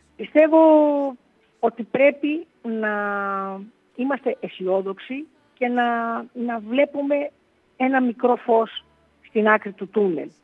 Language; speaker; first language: Greek; early bilingual, heritage; Greek